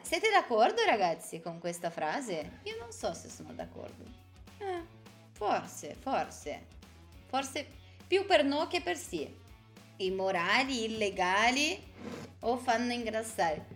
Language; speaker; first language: Italian; non-native, fluent; Portuguese